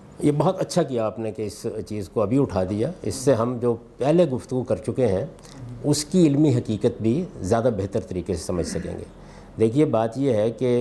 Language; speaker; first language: Urdu; non-native, local second language; Punjabi